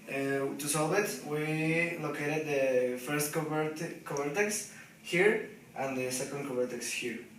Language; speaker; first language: English; non-native, fluent; Spanish